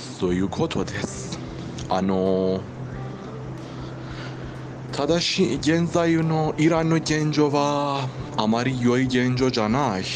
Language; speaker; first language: Japanese; non-native, learner; Persian